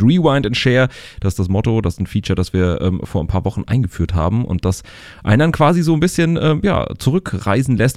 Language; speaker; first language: German; native; German